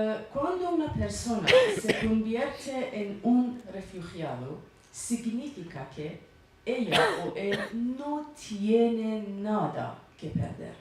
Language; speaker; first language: Spanish; non-native, learner; Persian